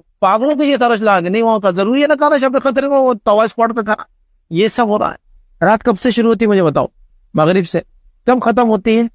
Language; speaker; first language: Urdu; native; Urdu